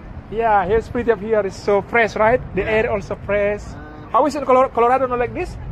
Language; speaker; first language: English; non-native, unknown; Indonesian